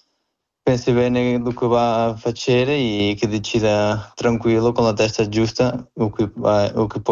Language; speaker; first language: Italian; non-native, learner; Portuguese